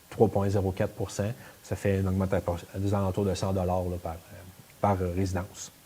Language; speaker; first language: French; native; French